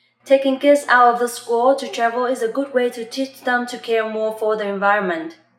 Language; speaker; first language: English; non-native, fluent; Vietnamese